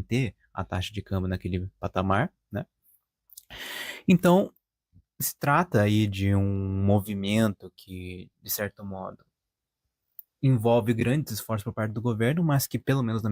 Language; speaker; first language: Portuguese; native; Portuguese